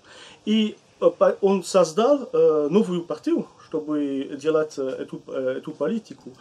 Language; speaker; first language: Russian; non-native, learner; French